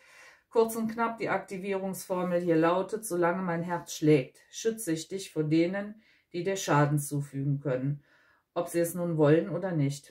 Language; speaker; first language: German; native; German